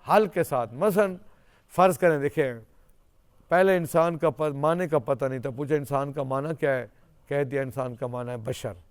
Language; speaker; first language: Urdu; non-native, local second language; Saraiki